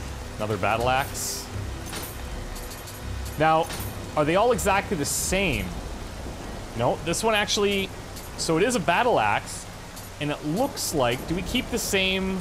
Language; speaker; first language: English; native; English